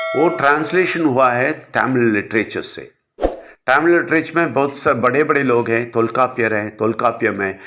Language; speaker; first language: Hindi; non-native, local second language; Malayalam